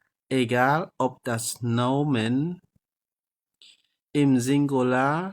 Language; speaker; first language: German; non-native, fluent; Khmer